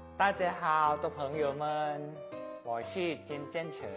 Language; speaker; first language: Chinese; non-native, learner; Thai